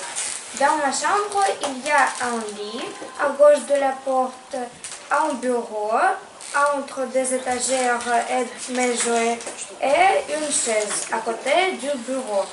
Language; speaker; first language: French; non-native, learner; Ukrainian